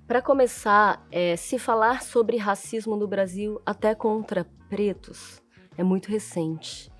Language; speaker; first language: Portuguese; early bilingual, other home language; Chinese